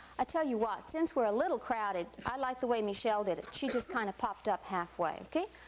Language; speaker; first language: English; native; English